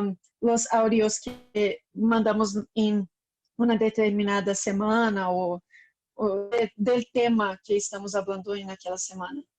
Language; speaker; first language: Spanish; non-native, fluent; Portuguese